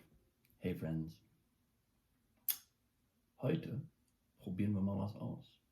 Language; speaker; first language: German; non-native, local second language; English